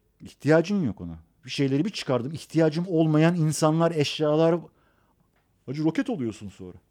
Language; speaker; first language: Turkish; early bilingual, other home language; Persian